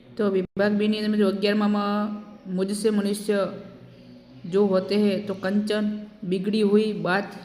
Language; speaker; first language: Hindi; non-native, local second language; Gujarati